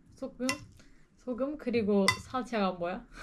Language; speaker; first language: Korean; non-native, learner; Turkish